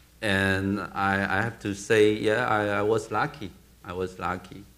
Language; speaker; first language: English; non-native, learner; Chinese